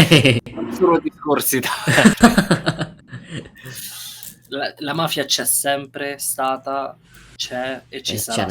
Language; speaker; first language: Italian; non-native, fluent; Romanian